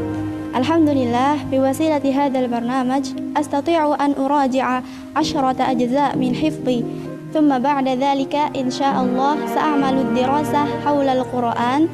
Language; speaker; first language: Arabic; non-native, learner; Indonesian